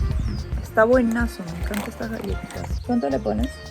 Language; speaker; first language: Spanish; native; Spanish